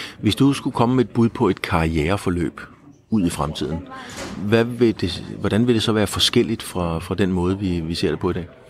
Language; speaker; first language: Danish; native; Danish